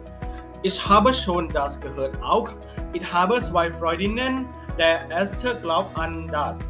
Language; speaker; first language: German; non-native, learner; Thai